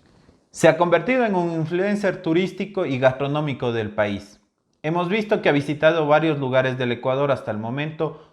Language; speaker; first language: Spanish; native; Spanish